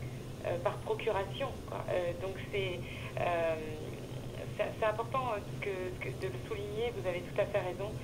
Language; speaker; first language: French; native; French